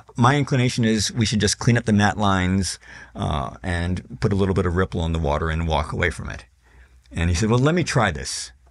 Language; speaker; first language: English; native; English